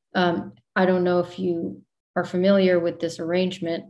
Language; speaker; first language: English; native; English